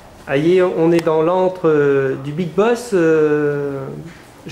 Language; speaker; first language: French; native; French